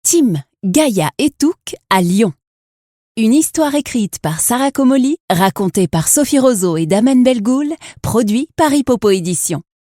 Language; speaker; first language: French; native; French